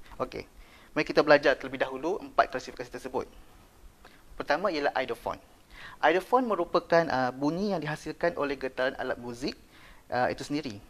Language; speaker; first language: Malay; native; Malay